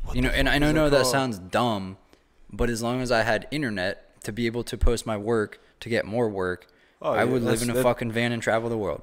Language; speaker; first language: English; native; English